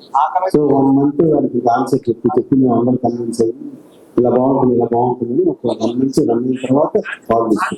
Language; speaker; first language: Telugu; native; Telugu